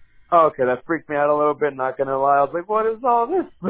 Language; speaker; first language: English; early bilingual, other home language; Spanish